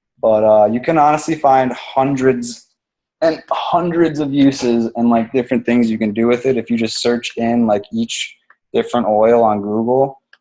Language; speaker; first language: English; native; English